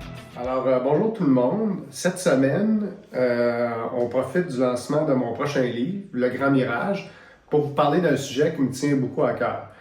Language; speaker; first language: French; native; French